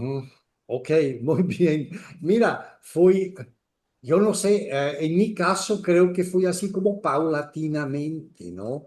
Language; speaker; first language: Spanish; non-native, fluent; German